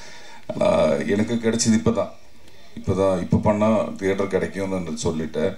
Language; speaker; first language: Tamil; non-native, learner; Malayalam